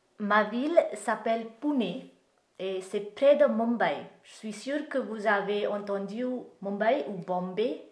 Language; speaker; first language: French; non-native, fluent; Marathi